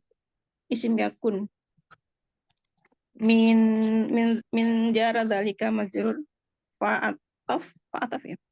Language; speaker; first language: Arabic; non-native, learner; Indonesian